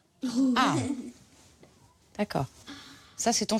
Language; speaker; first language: French; native; French